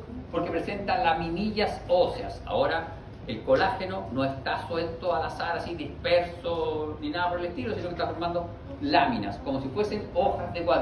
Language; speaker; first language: Spanish; native; Spanish